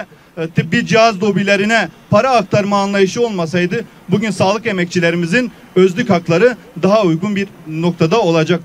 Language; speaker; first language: Turkish; native; Turkish